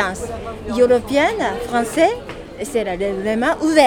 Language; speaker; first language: French; non-native, learner; Japanese